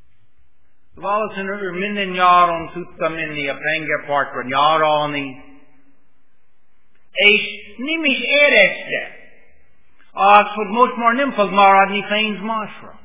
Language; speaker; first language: Hungarian; non-native, fluent; English